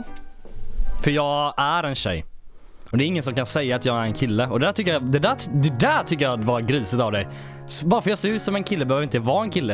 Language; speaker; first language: Swedish; native; Swedish